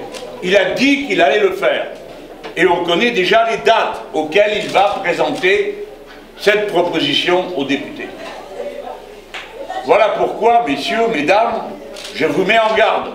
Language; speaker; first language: French; native; French